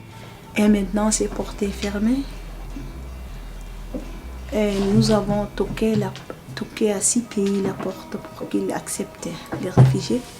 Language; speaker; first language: French; non-native, fluent; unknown